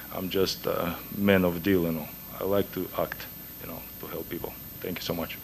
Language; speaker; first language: English; non-native, fluent; Russian